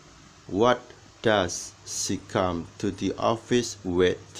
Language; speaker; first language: English; non-native, fluent; Indonesian